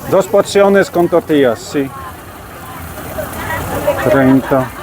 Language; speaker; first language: Spanish; non-native, learner; Polish